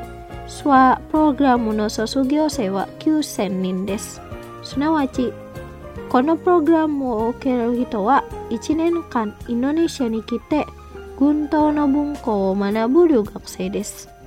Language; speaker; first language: Japanese; non-native, fluent; Indonesian